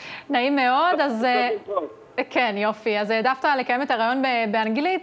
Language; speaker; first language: Hebrew; native; Hebrew